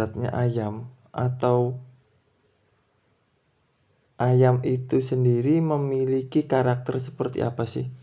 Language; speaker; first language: Indonesian; native; Indonesian